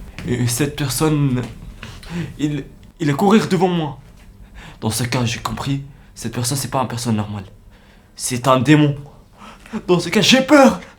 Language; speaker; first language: French; non-native, learner; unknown